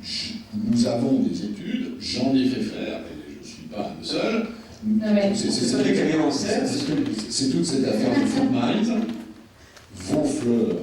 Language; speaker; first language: French; native; French